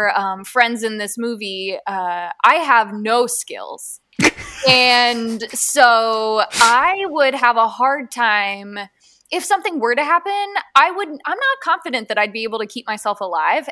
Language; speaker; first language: English; native; English